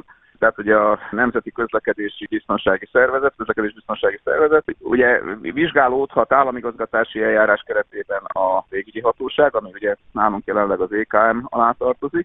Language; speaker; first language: Hungarian; native; Hungarian